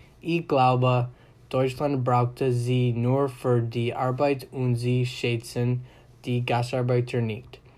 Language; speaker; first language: German; non-native, learner; English